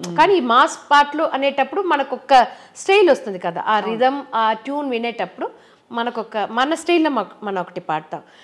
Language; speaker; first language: Telugu; non-native, local second language; Tamil